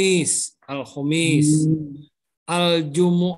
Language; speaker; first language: Arabic; non-native, learner; Indonesian